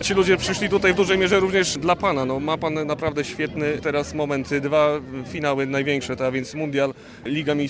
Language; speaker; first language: Polish; native; Polish